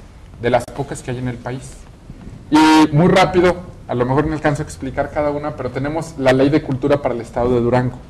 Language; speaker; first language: Spanish; native; Spanish